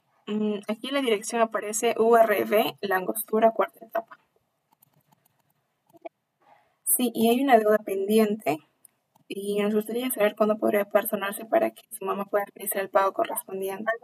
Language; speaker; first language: Spanish; native; Spanish